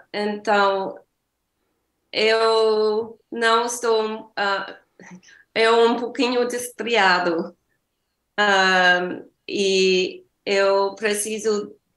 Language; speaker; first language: Portuguese; non-native, learner; English